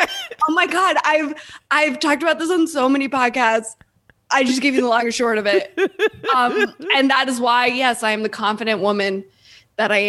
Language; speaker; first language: English; native; English